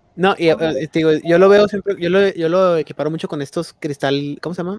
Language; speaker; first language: Spanish; native; Spanish